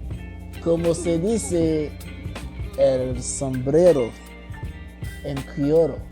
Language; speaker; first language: Spanish; non-native, fluent; Haitian Creole